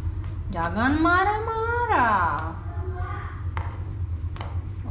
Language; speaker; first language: Indonesian; non-native, learner; Serbian